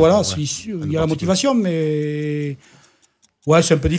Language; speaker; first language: French; native; French